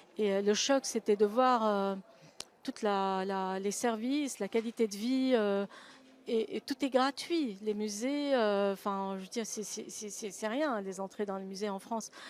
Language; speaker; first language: French; non-native, local second language; Arabic